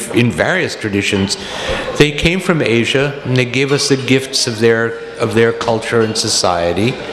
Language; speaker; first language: English; native; English